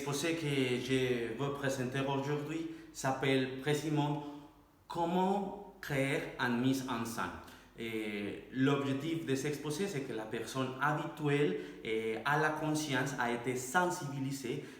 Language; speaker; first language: French; non-native, learner; Spanish